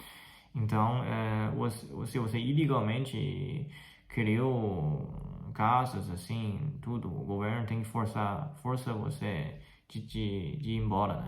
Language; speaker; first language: Portuguese; non-native, fluent; Chinese